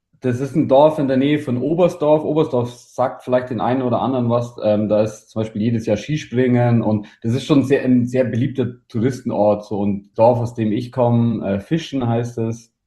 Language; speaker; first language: German; native; German